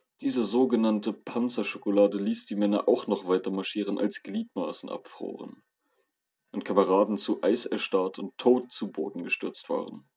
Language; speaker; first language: German; native; German